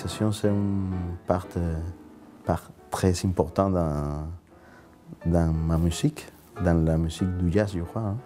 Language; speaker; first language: French; non-native, learner; Spanish